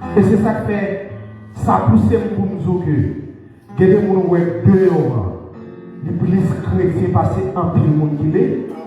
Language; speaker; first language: French; non-native, local second language; Haitian Creole